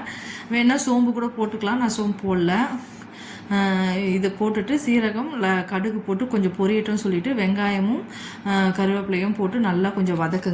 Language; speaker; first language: Tamil; native; Tamil